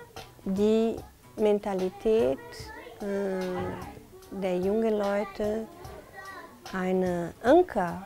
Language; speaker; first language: German; non-native, fluent; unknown